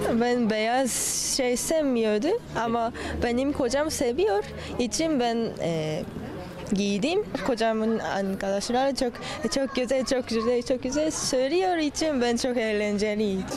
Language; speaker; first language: Turkish; non-native, learner; Japanese